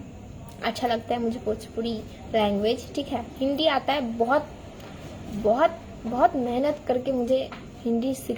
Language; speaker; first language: Hindi; non-native, local second language; Bangla